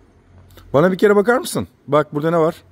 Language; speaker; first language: Turkish; native; Turkish